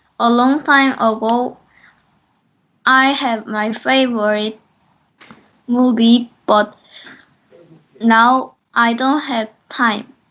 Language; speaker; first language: English; non-native, learner; Korean